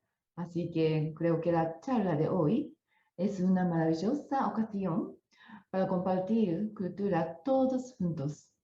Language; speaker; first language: Spanish; non-native, fluent; Japanese